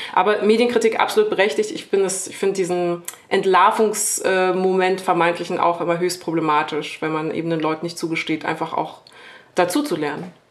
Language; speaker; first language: German; native; German